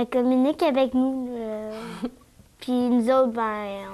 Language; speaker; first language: French; native; French